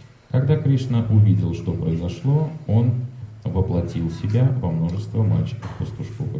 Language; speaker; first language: Russian; native; Russian